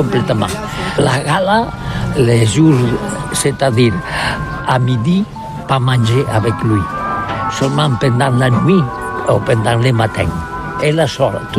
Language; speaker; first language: French; non-native, learner; Catalan